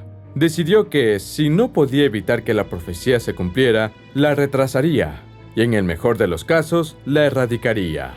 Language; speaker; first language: Spanish; native; Spanish